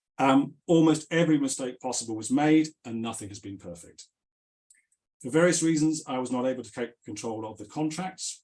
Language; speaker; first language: English; native; English